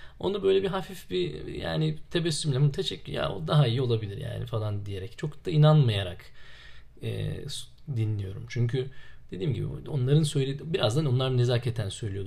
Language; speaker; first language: Turkish; native; Turkish